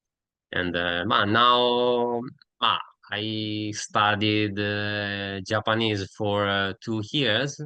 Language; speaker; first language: English; non-native, learner; Italian